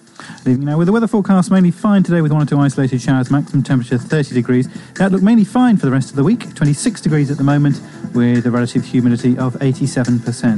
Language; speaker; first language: English; native; English